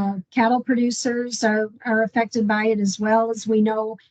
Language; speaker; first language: English; native; English